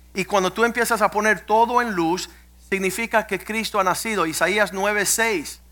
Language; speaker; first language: Spanish; early bilingual, heritage; Spanish